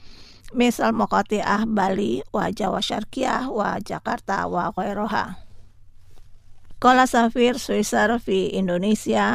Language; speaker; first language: Arabic; non-native, fluent; Indonesian